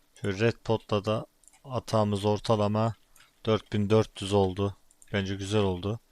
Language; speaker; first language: Turkish; native; Turkish